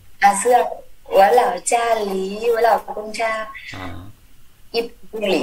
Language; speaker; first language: Chinese; non-native, learner; Vietnamese